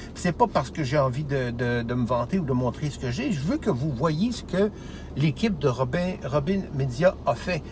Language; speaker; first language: French; native; French